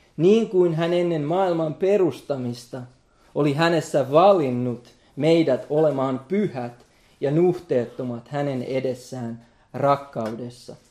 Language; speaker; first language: Finnish; non-native, local second language; Swedish